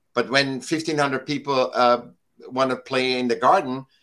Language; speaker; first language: English; non-native, fluent; German